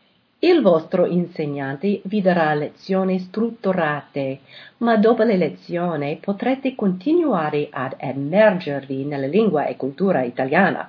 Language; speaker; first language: Italian; non-native, fluent; English